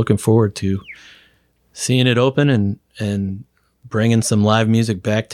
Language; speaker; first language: English; native; English